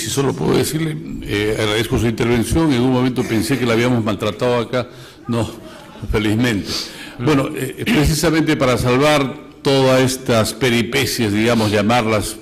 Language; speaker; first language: Spanish; native; Spanish